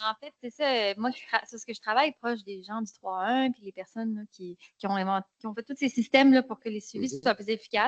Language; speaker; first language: French; native; French